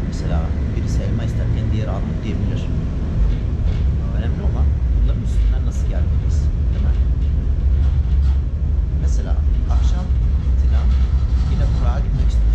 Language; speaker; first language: Turkish; native; Turkish